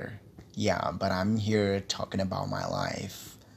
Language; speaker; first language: English; non-native, learner; Portuguese